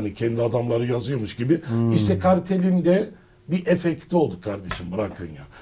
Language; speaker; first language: Turkish; early bilingual, heritage; Turkish